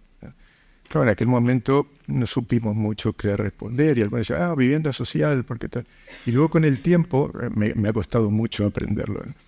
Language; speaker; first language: Spanish; native; Spanish